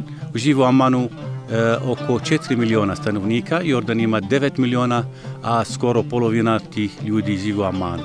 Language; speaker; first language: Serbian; non-native, learner; Arabic